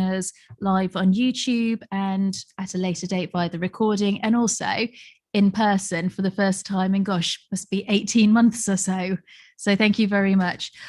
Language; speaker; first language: English; native; English